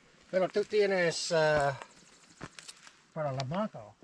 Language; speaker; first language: Spanish; non-native, learner; English